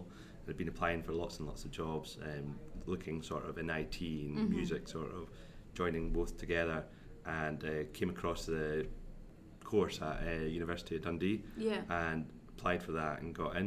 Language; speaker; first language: English; native; English